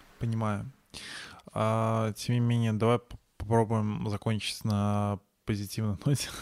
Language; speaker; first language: Russian; native; Russian